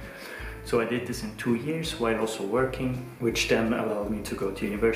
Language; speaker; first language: English; non-native, fluent; Swiss German